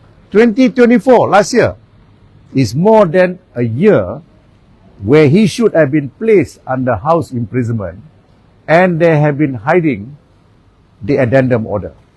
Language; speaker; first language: English; non-native, local second language; Malay